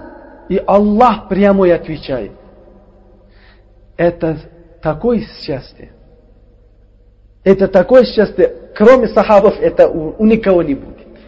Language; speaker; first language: Russian; non-native, learner; Uzbek